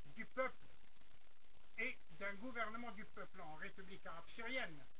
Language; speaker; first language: French; non-native, local second language; Arabic